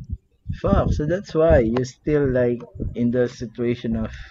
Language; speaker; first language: English; non-native, learner; Filipino